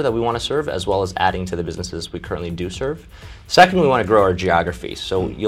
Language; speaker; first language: English; early bilingual, other home language; Chinese